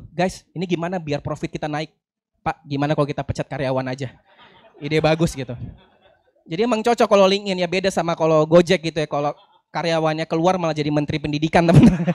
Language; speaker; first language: Indonesian; native; Indonesian